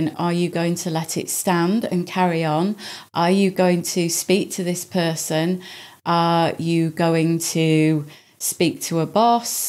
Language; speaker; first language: English; native; English